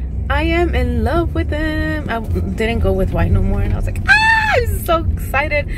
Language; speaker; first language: English; early bilingual, other home language; Spanish